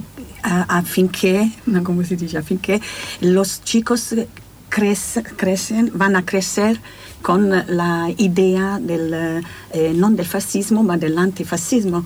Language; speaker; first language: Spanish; non-native, learner; Italian